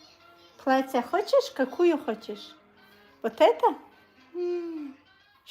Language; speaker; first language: Russian; non-native, learner; Tajik